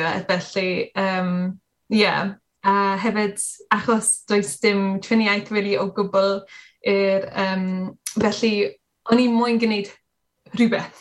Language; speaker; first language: Welsh; non-native, learner; English